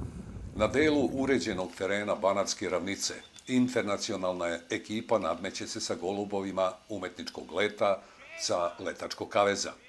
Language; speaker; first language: Bosnian; native; Bosnian